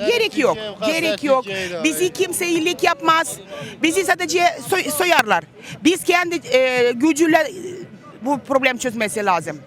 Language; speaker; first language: Turkish; non-native, local second language; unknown